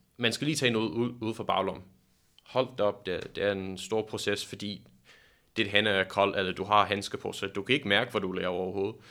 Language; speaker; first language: Danish; non-native, fluent; English